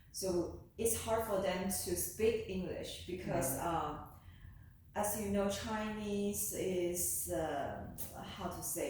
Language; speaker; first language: English; non-native, learner; Chinese